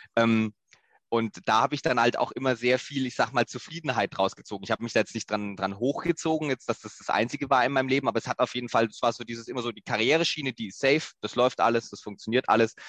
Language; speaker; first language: German; native; German